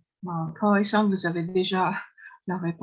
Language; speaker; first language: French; non-native, fluent; Japanese